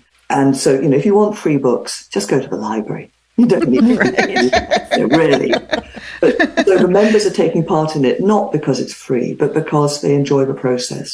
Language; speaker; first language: English; native; English